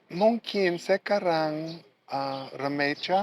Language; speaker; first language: Indonesian; non-native, learner; English